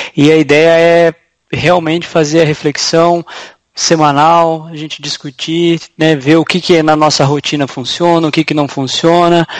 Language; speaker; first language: Portuguese; native; Portuguese